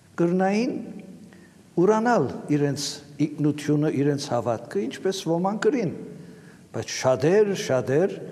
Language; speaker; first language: Armenian; native; Armenian